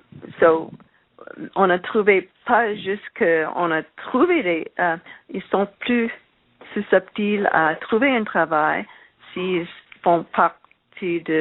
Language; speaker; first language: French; non-native, learner; English